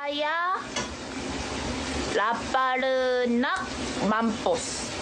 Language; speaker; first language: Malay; non-native, learner; Korean